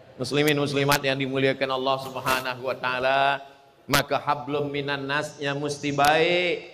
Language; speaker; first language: Malay; native; Malay